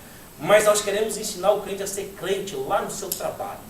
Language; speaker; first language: Portuguese; native; Portuguese